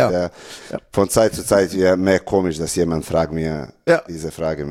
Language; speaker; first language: German; non-native, learner; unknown